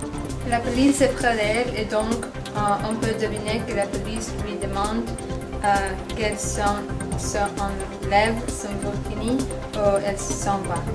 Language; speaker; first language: French; non-native, learner; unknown